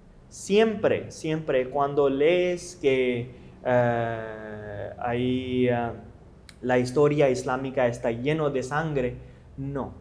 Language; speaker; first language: Spanish; non-native, learner; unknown